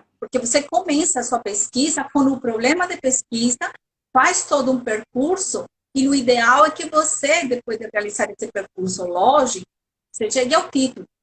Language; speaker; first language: Portuguese; non-native, fluent; Spanish